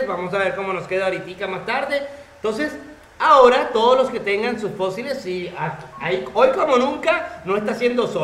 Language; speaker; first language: Spanish; native; Spanish